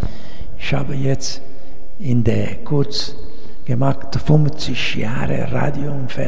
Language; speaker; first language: German; non-native, learner; Italian